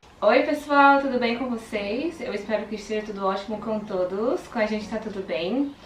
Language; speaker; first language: Portuguese; native; Portuguese